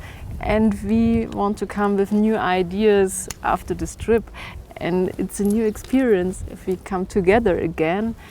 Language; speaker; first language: English; non-native, learner; German